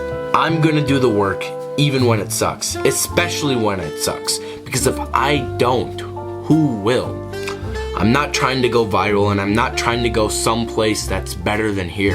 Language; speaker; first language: English; native; English